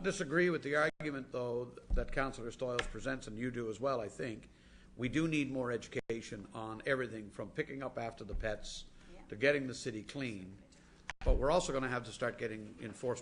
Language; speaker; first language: English; native; English